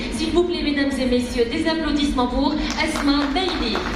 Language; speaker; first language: French; non-native, local second language; Arabic